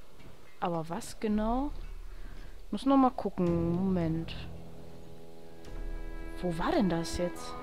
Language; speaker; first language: German; native; German